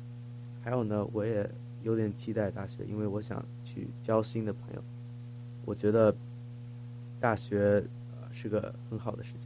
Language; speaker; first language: Chinese; early bilingual, heritage; Chinese